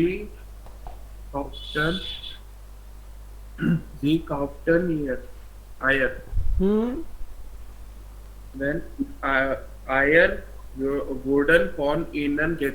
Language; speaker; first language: German; non-native, learner; Hindi